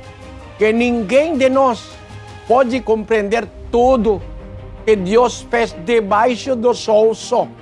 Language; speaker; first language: Portuguese; non-native, learner; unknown